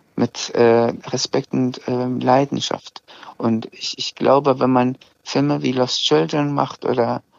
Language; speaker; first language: German; early bilingual, other home language; Azerbaijani